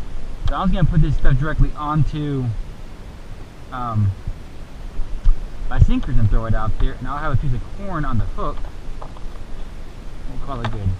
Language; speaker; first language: English; native; English